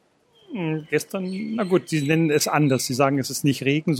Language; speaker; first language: German; native; German